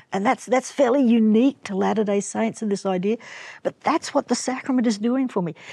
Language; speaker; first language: English; native; English